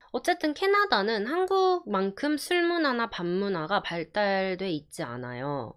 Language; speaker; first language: Korean; early bilingual, heritage; Korean